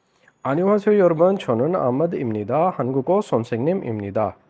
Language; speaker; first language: Korean; non-native, fluent; Urdu